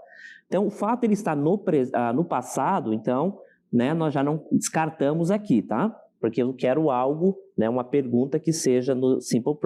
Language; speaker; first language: Portuguese; native; Portuguese